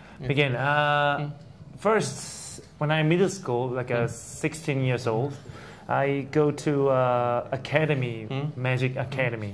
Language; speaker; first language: English; non-native, learner; Korean